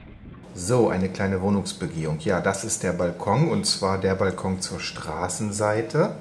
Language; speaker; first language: German; native; German